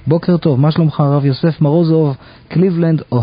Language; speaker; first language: Hebrew; native; Hebrew